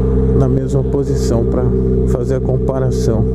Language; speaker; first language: Portuguese; native; Portuguese